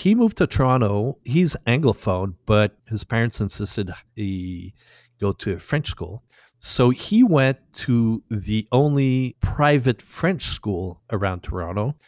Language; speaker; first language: English; non-native, fluent; French